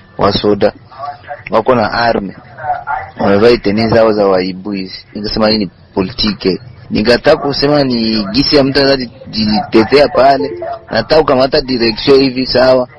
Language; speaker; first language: Swahili; native; Swahili